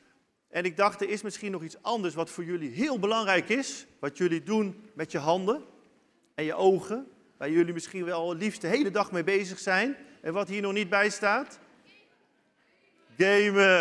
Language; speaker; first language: Dutch; native; Dutch